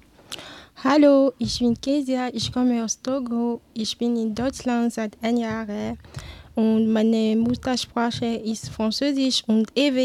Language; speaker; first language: German; non-native, learner; Ewe